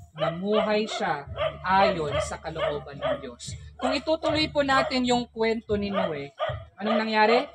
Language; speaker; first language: Filipino; non-native, local second language; Iloko